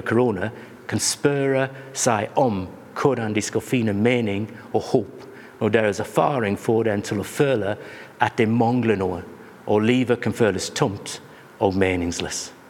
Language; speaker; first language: Norwegian; non-native, fluent; English